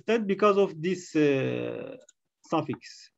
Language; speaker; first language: English; non-native, learner; Arabic